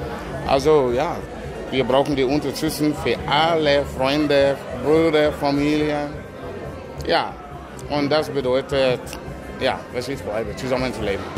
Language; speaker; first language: German; non-native, learner; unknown